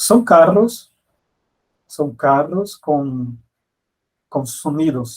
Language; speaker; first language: Spanish; non-native, fluent; Portuguese